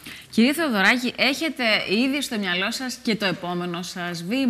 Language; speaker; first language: Greek; native; Greek